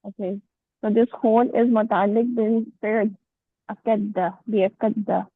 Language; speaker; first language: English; non-native, learner; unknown